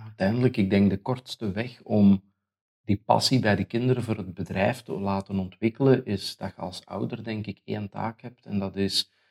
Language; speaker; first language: Dutch; native; Dutch